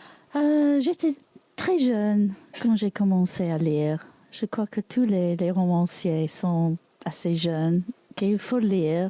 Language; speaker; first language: French; non-native, learner; English